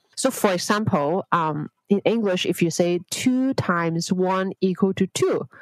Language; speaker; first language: English; non-native, local second language; Cantonese